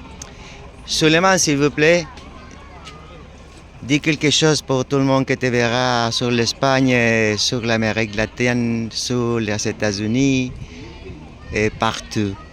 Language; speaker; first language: French; non-native, learner; Spanish